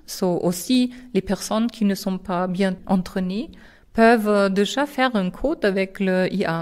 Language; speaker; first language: French; non-native, fluent; German